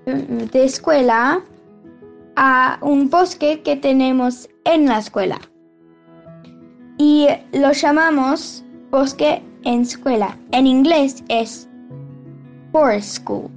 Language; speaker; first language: Spanish; early bilingual, heritage; Spanish